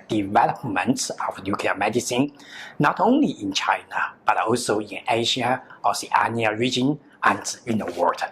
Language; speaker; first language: English; non-native, learner; Chinese